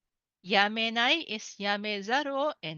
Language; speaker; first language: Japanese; non-native, fluent; Filipino